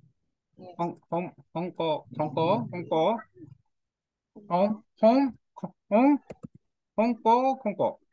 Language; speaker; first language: Vietnamese; non-native, learner; Korean